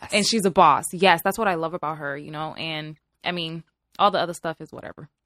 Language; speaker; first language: English; early bilingual, other home language; Swahili